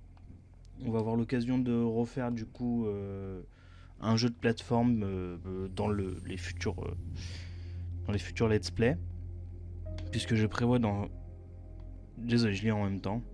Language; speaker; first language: French; native; French